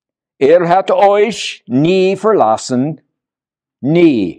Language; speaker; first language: German; non-native, learner; English